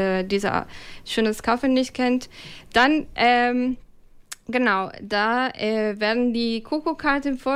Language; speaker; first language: German; non-native, fluent; Spanish